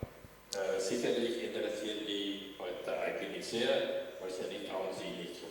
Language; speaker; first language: German; non-native, fluent; Indonesian